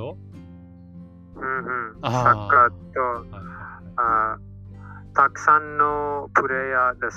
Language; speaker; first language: Japanese; non-native, learner; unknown